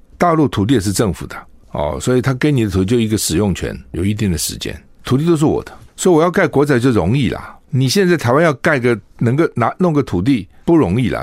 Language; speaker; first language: Chinese; native; Chinese